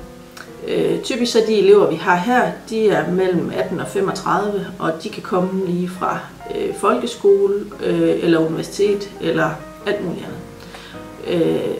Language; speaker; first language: Danish; native; Danish